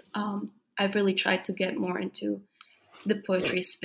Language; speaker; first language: English; non-native, fluent; Slovak